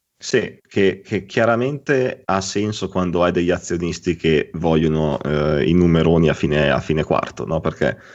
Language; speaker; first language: Italian; native; Italian